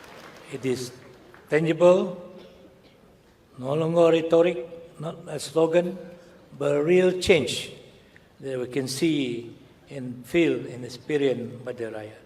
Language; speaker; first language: English; non-native, local second language; Malay